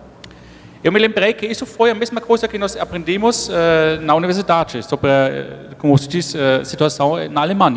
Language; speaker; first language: Portuguese; non-native, fluent; German